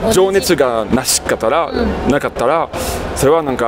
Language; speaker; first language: Japanese; non-native, fluent; French